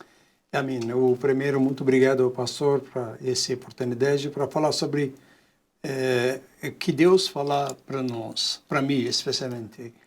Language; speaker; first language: Portuguese; non-native, learner; Arabic